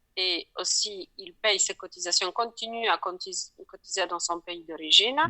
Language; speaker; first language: French; non-native, fluent; Polish